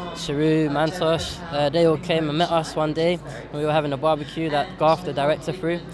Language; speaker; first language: English; native; English